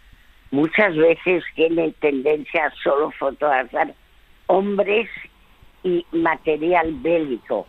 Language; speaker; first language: Spanish; non-native, fluent; French